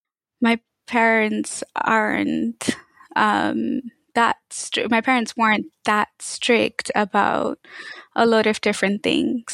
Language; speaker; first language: English; native; English